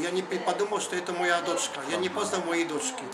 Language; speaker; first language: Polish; non-native, learner; Russian